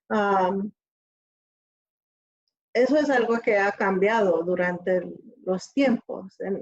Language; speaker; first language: Spanish; early bilingual, other home language; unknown